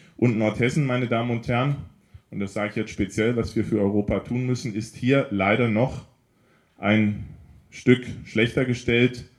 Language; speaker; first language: German; native; German